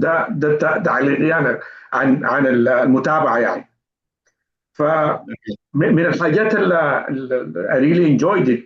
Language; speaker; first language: Arabic; native; Arabic